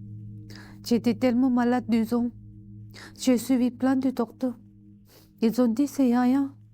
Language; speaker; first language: French; non-native, learner; Tibetan